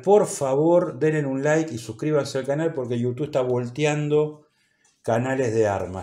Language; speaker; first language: Spanish; native; Spanish